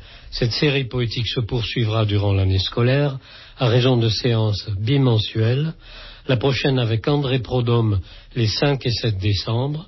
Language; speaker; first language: French; native; French